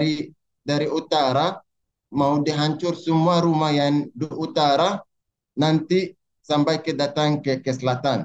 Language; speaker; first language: Indonesian; non-native, learner; Arabic